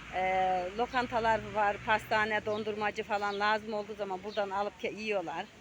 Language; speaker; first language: Turkish; native; Turkish